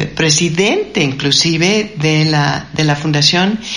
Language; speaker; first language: Spanish; non-native, fluent; English